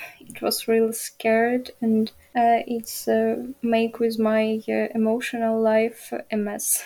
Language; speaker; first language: English; non-native, learner; Ukrainian